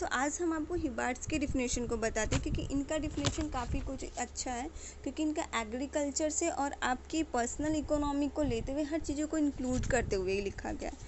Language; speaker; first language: Hindi; native; Hindi